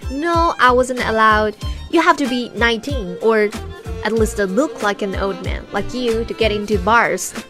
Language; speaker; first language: English; non-native, fluent; Chinese